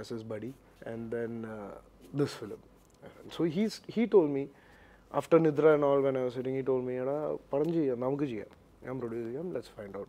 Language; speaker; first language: English; non-native, local second language; Malayalam